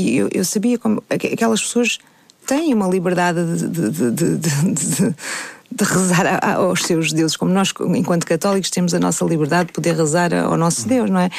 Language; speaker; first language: Portuguese; native; Portuguese